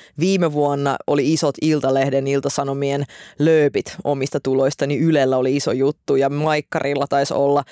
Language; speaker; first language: Finnish; early bilingual, other home language; Russian